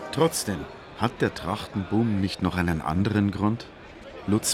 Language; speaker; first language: German; native; German